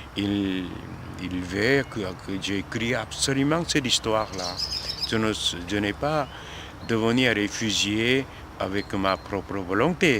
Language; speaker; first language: French; non-native, learner; Korean